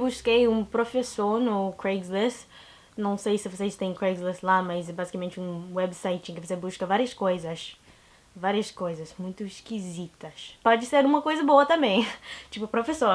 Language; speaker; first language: Portuguese; non-native, learner; English